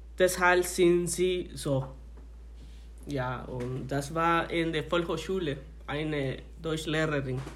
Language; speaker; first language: German; non-native, learner; Spanish